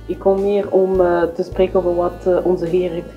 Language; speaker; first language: Dutch; non-native, learner; French